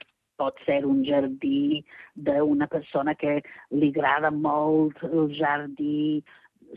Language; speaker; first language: Catalan; non-native, fluent; English